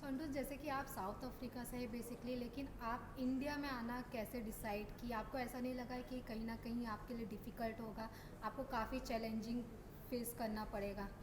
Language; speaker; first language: Hindi; native; Hindi